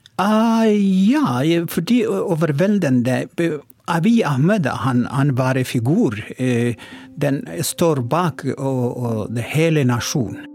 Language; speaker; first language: Norwegian; non-native, learner; Oromo